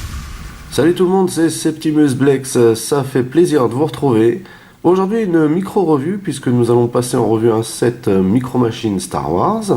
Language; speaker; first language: French; native; French